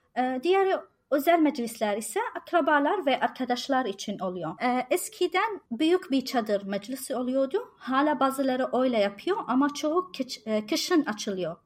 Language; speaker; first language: Turkish; non-native, fluent; Arabic